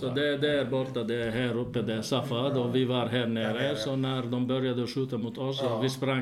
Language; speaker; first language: Swedish; non-native, fluent; Arabic